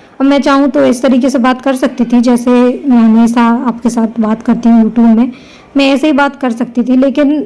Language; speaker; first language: Hindi; native; Hindi